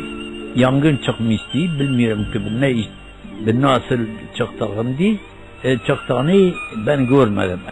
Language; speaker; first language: Turkish; non-native, local second language; Kurdish